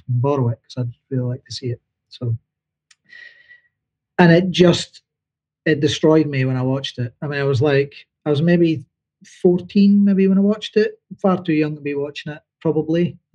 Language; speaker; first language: English; native; English